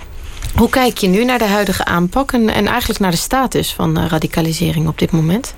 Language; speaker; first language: Dutch; native; Dutch